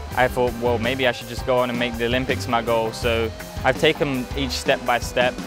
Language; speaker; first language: English; native; English